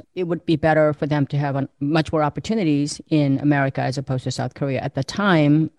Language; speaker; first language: English; early bilingual, other home language; Korean